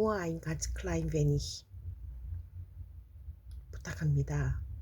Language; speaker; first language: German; non-native, fluent; Korean